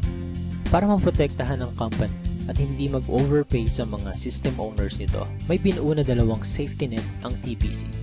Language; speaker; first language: Filipino; native; Filipino